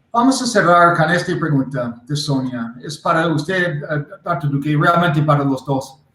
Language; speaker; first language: Spanish; non-native, learner; English